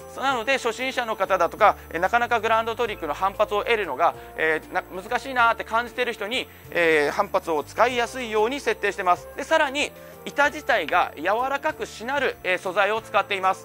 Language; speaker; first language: Japanese; native; Japanese